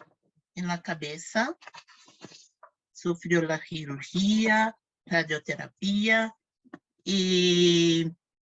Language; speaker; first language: Spanish; non-native, fluent; Portuguese